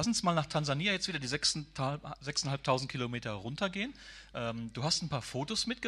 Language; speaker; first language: German; native; German